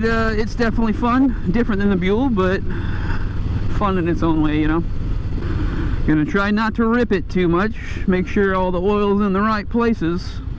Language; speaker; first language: English; native; English